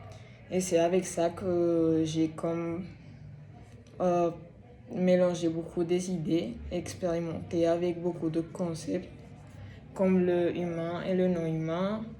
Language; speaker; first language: French; non-native, fluent; Spanish